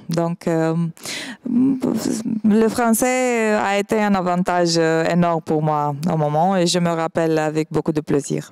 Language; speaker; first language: French; non-native, fluent; Romanian